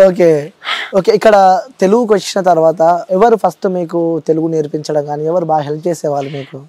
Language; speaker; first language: Telugu; native; Telugu